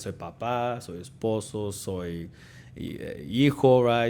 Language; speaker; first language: Spanish; early bilingual, heritage; Spanish